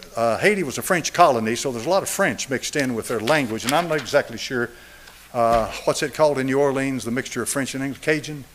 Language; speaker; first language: English; native; English